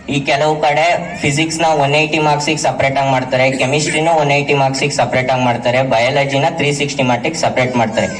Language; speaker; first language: Kannada; native; Kannada